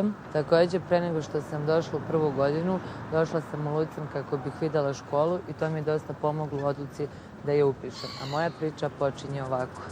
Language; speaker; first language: Bosnian; native; Bosnian